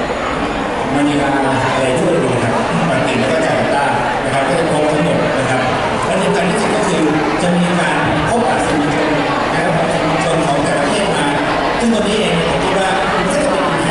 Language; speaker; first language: Thai; native; Thai